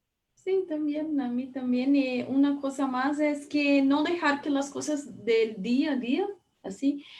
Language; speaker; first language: Spanish; non-native, fluent; Portuguese